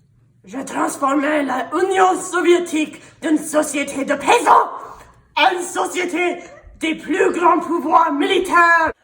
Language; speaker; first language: French; non-native, learner; English